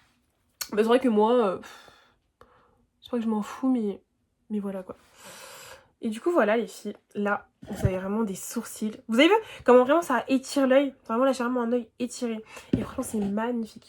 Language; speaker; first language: French; native; French